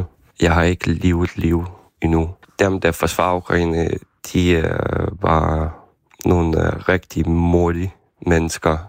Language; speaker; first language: Danish; non-native, fluent; Ukrainian